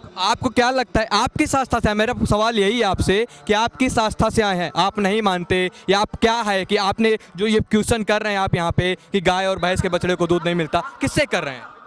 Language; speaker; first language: Hindi; native; Hindi